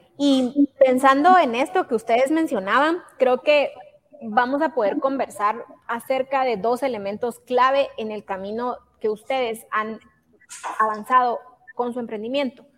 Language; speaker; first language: Spanish; native; Spanish